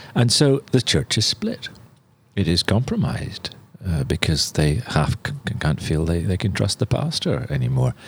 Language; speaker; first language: English; native; English